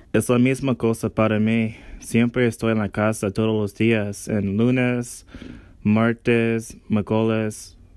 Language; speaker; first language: Spanish; non-native, learner; English